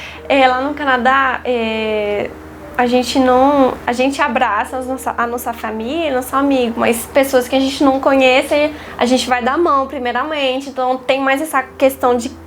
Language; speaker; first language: Portuguese; non-native, fluent; French